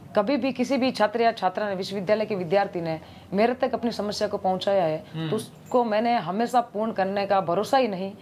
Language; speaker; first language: Hindi; native; Hindi